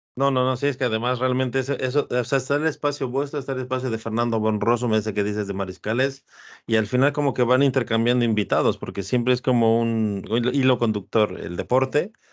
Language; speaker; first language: Spanish; native; Spanish